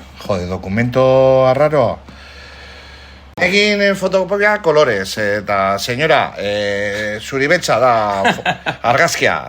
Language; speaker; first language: Basque; non-native, local second language; Spanish